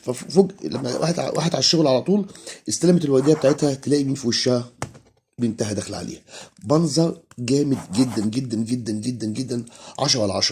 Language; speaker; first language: Arabic; native; Arabic